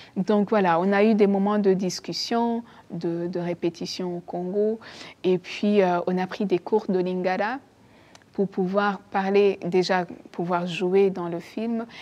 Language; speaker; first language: French; non-native, local second language; Kinyarwanda